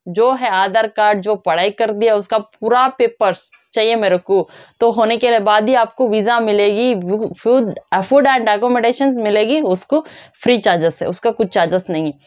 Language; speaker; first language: Hindi; non-native, local second language; Kannada